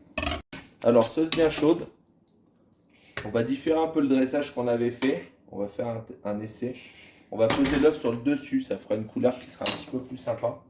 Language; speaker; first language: French; native; French